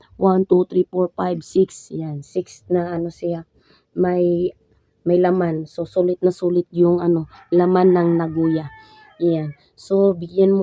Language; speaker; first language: Filipino; non-native, local second language; Cebuano